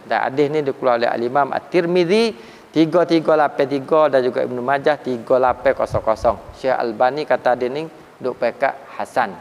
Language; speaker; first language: Malay; native; Malay